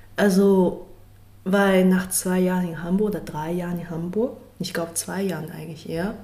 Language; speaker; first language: German; non-native, fluent; Chinese